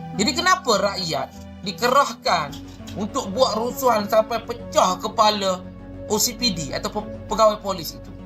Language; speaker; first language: Malay; native; Malay